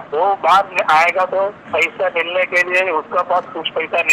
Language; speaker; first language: Hindi; non-native, local second language; Malayalam